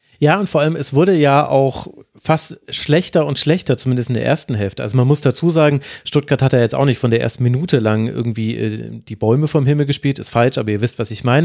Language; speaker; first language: German; native; German